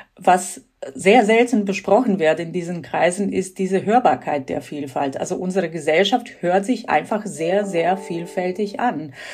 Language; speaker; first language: German; non-native, fluent; Croatian